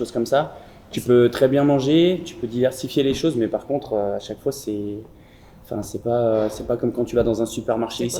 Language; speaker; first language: French; native; French